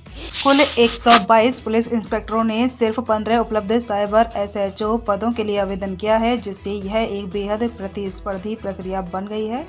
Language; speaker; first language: Hindi; native; Hindi